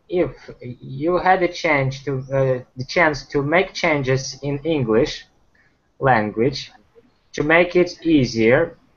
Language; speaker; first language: English; non-native, fluent; Ukrainian